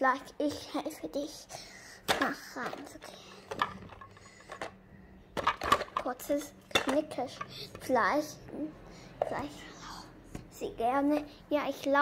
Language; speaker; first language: German; early bilingual, other home language; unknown